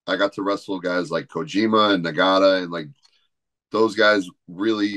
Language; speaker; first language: English; native; English